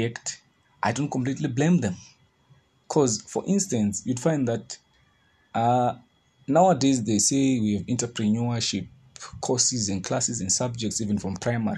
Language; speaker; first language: English; non-native, local second language; Shona